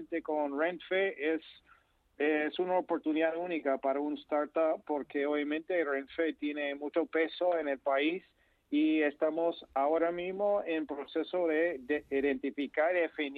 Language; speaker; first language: Spanish; non-native, fluent; English